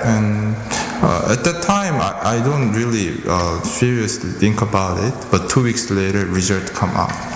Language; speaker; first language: English; non-native, fluent; Korean